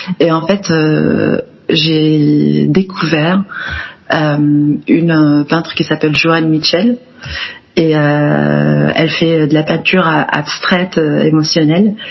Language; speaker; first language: French; non-native, local second language; Arabic